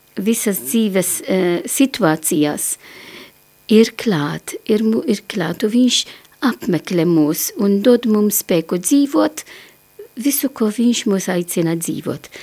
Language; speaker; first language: Latvian; non-native, learner; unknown